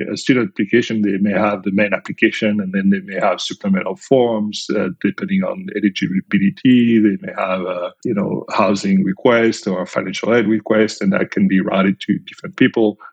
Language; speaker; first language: English; non-native, fluent; French